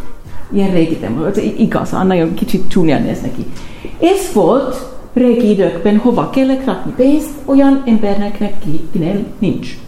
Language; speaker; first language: Hungarian; non-native, learner; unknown